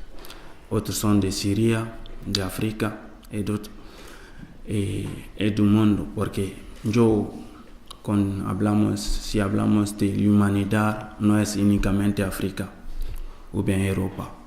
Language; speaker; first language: Spanish; non-native, learner; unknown